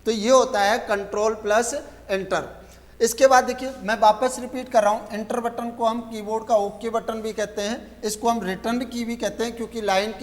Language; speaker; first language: Hindi; native; Hindi